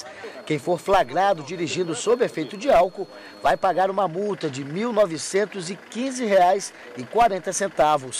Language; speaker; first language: Portuguese; native; Portuguese